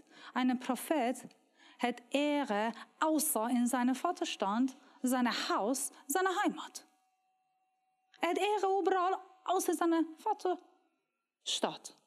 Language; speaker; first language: German; non-native, learner; Persian